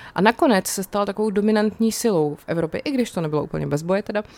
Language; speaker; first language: Czech; native; Czech